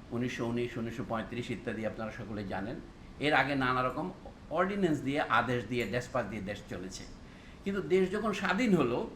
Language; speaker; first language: Bangla; non-native, local second language; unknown